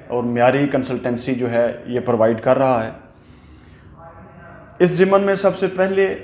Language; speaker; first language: Urdu; non-native, local second language; Punjabi